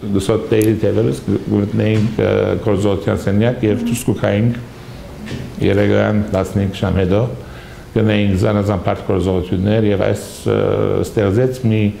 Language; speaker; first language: Armenian; early bilingual, heritage; Armenian